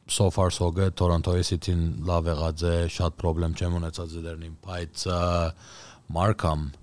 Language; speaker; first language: Armenian; early bilingual, heritage; Armenian